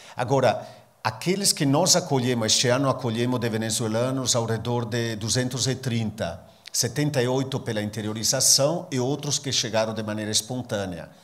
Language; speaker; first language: Portuguese; non-native, fluent; Italian